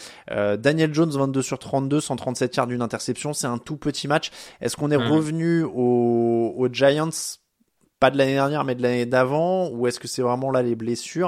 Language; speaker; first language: French; native; French